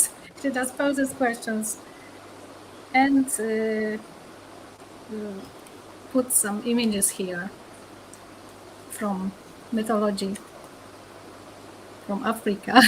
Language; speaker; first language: English; non-native, fluent; Polish